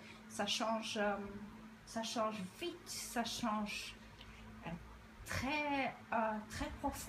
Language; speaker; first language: French; non-native, fluent; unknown